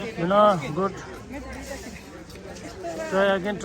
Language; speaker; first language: English; non-native, learner; Tibetan